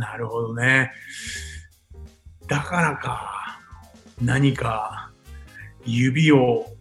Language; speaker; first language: Japanese; native; Japanese